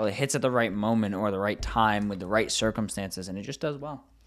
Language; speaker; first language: English; native; English